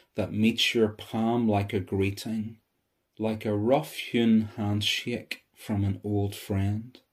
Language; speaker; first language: English; native; English